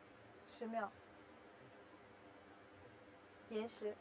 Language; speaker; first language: Chinese; native; Chinese